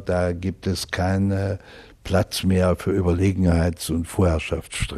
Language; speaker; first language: German; native; German